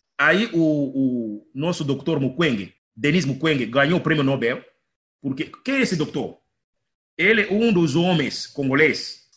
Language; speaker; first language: Portuguese; non-native, fluent; Lingala